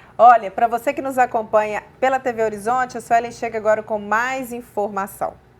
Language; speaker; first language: Portuguese; native; Portuguese